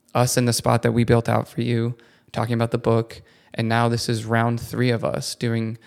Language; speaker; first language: English; early bilingual, other home language; Italian